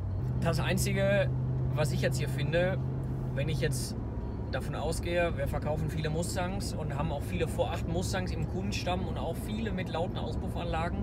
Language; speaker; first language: German; native; German